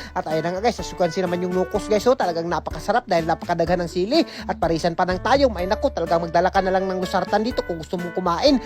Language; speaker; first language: Filipino; non-native, local second language; Cebuano